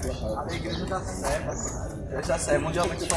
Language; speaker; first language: Portuguese; native; Portuguese